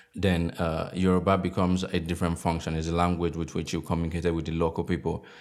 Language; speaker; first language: English; non-native, local second language; Igbo